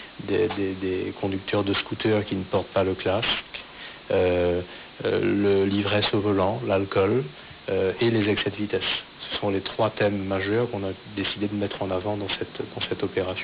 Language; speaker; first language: French; native; French